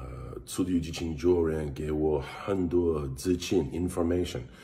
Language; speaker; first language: Chinese; non-native, learner; English